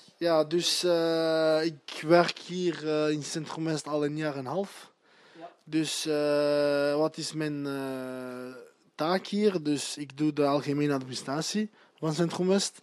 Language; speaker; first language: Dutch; non-native, local second language; French